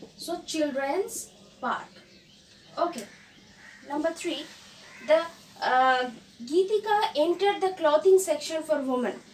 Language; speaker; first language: English; non-native, local second language; Bangla